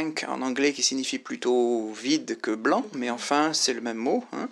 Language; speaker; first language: French; native; French